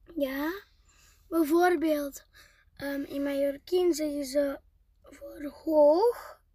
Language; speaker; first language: Dutch; early bilingual, heritage; Spanish